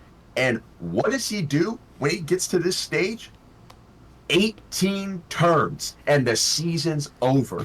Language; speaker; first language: English; native; English